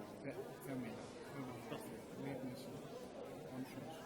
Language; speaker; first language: French; non-native, learner; German